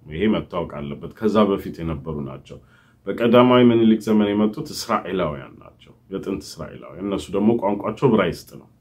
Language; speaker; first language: Amharic; native; Amharic